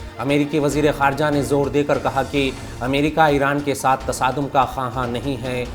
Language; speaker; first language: Urdu; native; Urdu